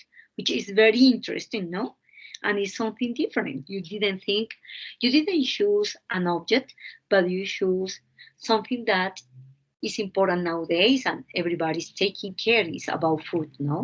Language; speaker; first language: English; non-native, fluent; Spanish